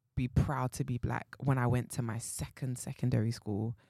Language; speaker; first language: English; native; English